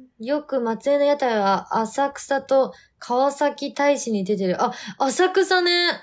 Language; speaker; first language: Japanese; native; Japanese